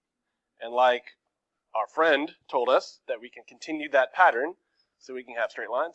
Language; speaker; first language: English; native; English